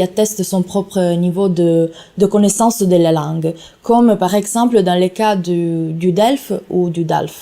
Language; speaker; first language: French; non-native, fluent; Italian